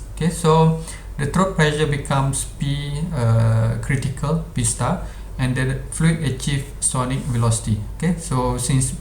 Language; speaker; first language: English; non-native, local second language; Malay